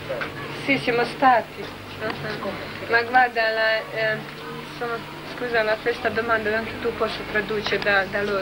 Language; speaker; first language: Italian; non-native, learner; Croatian